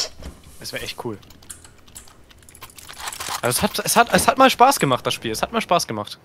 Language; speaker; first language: German; native; German